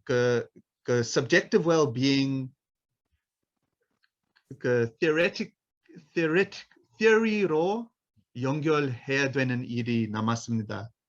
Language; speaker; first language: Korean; non-native, learner; English